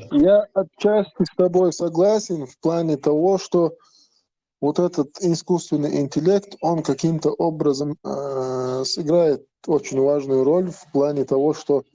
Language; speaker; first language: Russian; non-native, local second language; Chechen